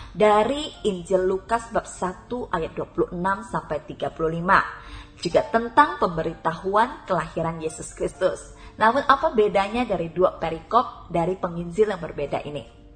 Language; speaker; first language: Indonesian; native; Indonesian